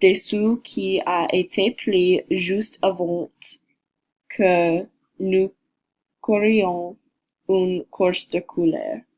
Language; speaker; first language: French; non-native, learner; English